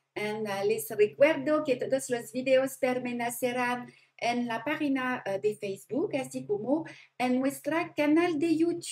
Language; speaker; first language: Spanish; non-native, learner; French